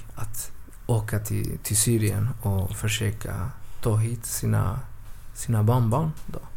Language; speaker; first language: Swedish; early bilingual, other home language; Spanish